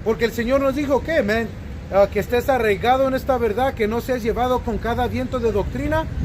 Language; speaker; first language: Spanish; early bilingual, other home language; English